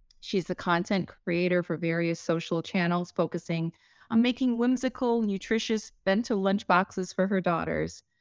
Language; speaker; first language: English; native; English